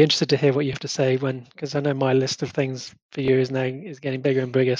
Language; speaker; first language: English; native; English